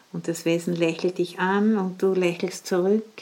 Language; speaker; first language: German; native; German